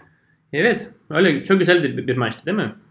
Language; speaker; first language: Turkish; non-native, fluent; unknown